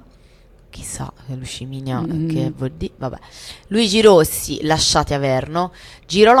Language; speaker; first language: Italian; native; Italian